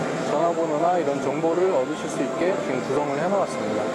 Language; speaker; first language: Korean; native; Korean